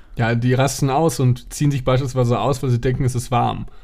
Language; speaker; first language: German; native; German